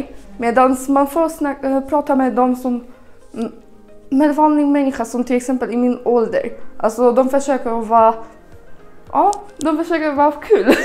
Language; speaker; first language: Swedish; early bilingual, other home language; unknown